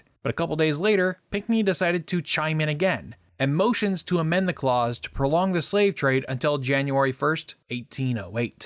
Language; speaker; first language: English; native; English